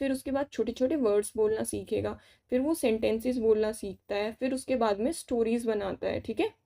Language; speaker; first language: Hindi; native; Hindi